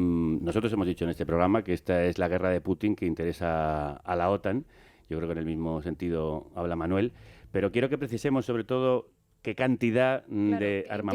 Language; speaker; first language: Spanish; native; Spanish